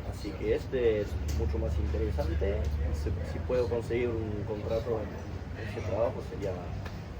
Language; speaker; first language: Spanish; non-native, fluent; French